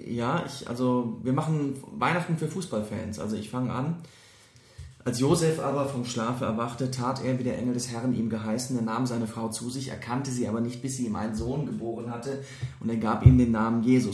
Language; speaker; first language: German; native; German